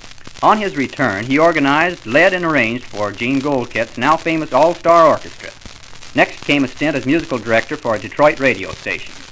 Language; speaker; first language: English; native; English